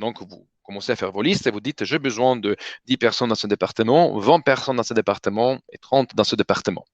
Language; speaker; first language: French; native; French